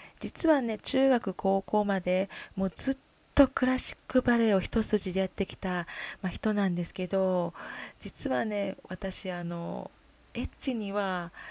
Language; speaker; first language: Japanese; native; Japanese